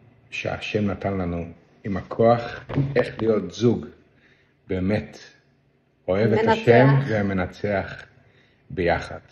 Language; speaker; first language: Hebrew; non-native, local second language; Yiddish